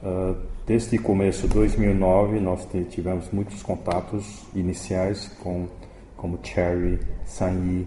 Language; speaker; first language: Portuguese; early bilingual, other home language; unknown